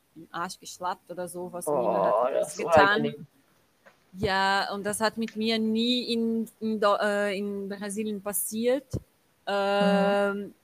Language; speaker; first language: German; non-native, fluent; Portuguese